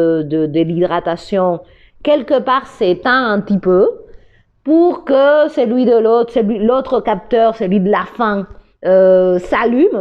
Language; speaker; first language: French; non-native, fluent; Spanish